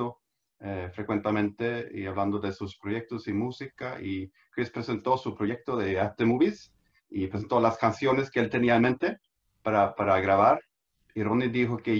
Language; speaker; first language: Spanish; non-native, fluent; Swedish